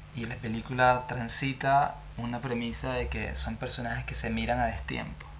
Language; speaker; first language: Spanish; native; Spanish